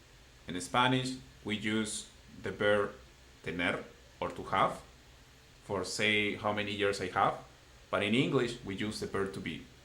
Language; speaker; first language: English; non-native, fluent; Spanish